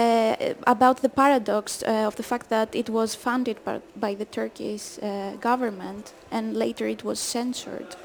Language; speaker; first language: English; non-native, fluent; Greek